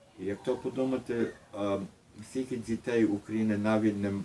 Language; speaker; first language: Ukrainian; early bilingual, heritage; Ukrainian